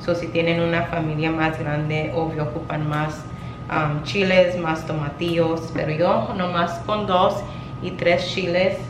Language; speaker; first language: Spanish; early bilingual, other home language; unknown